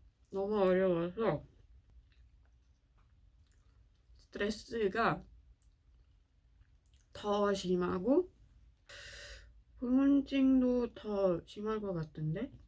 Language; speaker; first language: Korean; non-native, learner; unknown